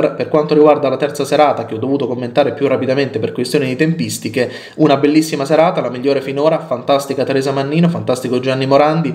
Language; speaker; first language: Italian; native; Italian